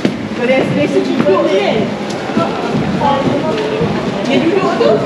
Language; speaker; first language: Malay; native; Malay